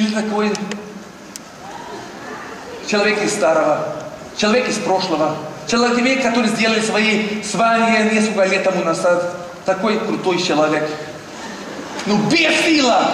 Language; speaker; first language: Russian; non-native, learner; Swedish